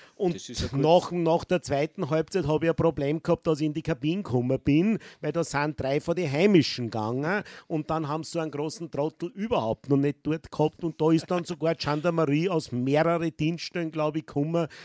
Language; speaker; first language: German; native; German